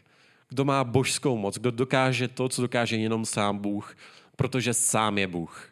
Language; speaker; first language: Czech; native; Czech